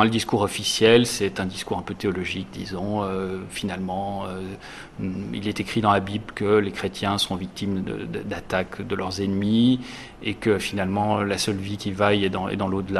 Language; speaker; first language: French; native; French